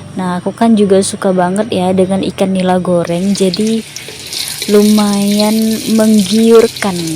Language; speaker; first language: Indonesian; non-native, local second language; Malay